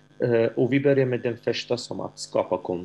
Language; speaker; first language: Swedish; non-native, fluent; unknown